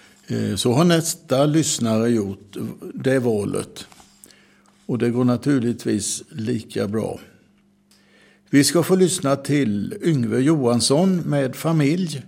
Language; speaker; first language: Swedish; native; Swedish